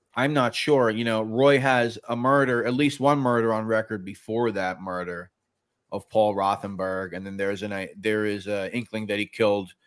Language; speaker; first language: English; native; English